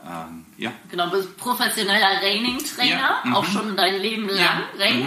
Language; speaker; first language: German; native; German